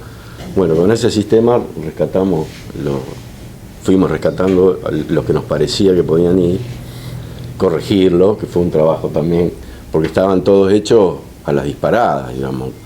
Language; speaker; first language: Spanish; native; Spanish